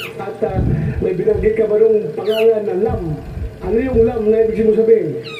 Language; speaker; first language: Filipino; non-native, local second language; Cebuano